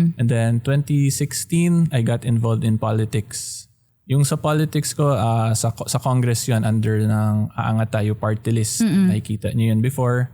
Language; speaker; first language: Filipino; non-native, local second language; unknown